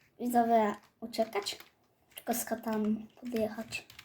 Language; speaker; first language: Polish; native; Polish